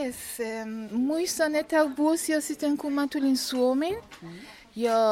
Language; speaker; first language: Finnish; non-native, learner; Persian